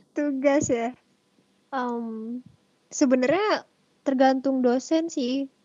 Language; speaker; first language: Indonesian; native; Indonesian